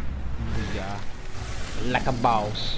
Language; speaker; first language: English; native; English